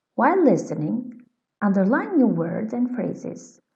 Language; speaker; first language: English; non-native, fluent; Albanian